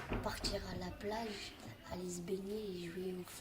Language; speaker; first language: French; native; French